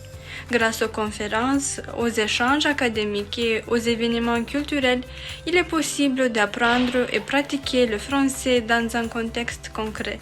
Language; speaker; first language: French; non-native, fluent; Romanian